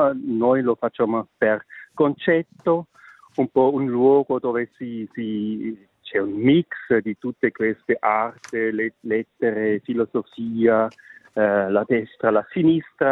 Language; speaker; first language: Italian; non-native, local second language; Swiss German